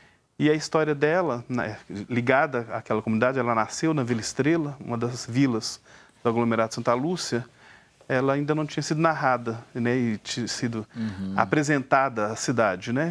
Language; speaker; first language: Portuguese; native; Portuguese